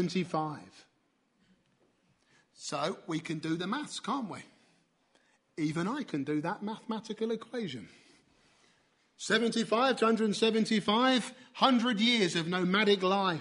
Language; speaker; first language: English; native; English